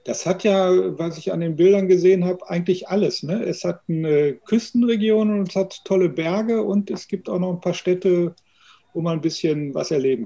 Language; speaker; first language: German; native; German